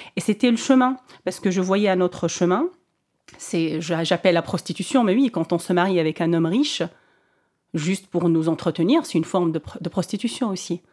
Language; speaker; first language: French; non-native, local second language; Arabic